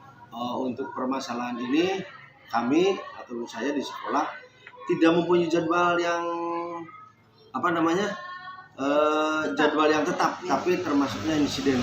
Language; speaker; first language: Indonesian; native; Indonesian